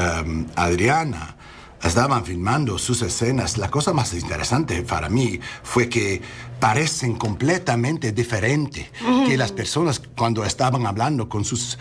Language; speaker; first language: Spanish; early bilingual, heritage; Spanish